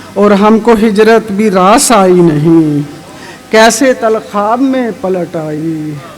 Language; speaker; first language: Urdu; non-native, local second language; Punjabi